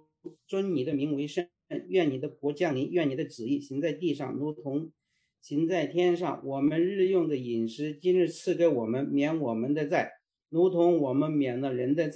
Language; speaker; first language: Chinese; native; Chinese